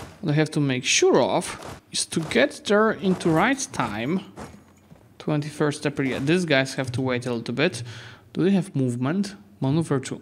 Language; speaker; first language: English; non-native, fluent; Polish